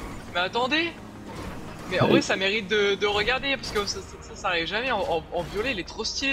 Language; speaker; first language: French; native; French